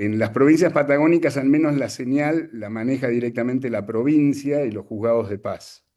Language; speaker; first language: Spanish; native; Spanish